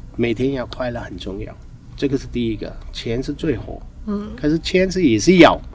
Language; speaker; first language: Chinese; non-native, fluent; Hindi